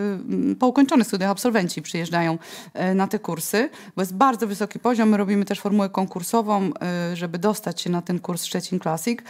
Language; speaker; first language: Polish; native; Polish